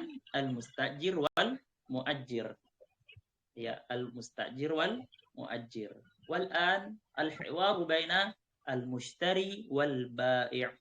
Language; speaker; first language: Arabic; non-native, fluent; Indonesian